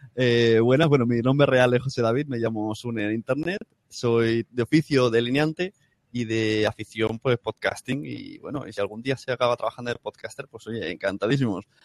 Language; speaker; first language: Spanish; native; Spanish